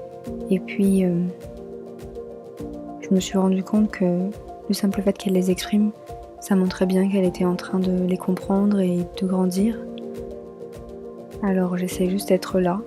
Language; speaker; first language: French; native; French